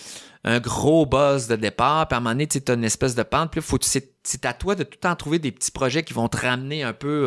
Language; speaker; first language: French; native; French